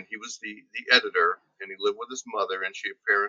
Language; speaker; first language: English; native; English